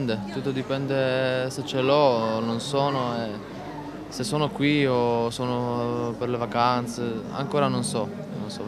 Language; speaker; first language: Italian; non-native, learner; Polish